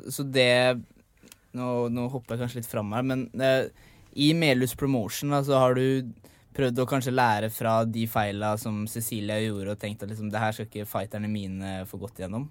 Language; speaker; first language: Norwegian; native; Norwegian